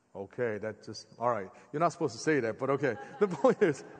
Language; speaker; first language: English; native; English